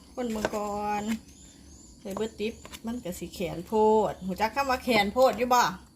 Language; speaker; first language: Thai; native; Thai